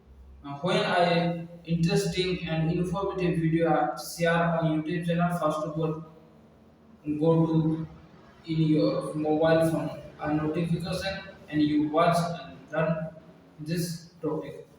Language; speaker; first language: English; non-native, learner; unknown